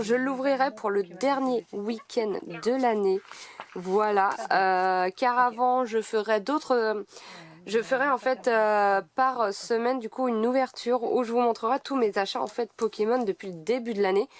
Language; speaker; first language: French; native; French